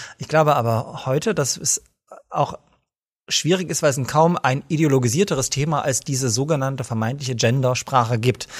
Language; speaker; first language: German; native; German